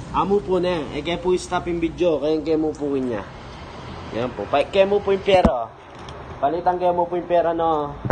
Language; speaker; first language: Filipino; non-native, local second language; Pampanga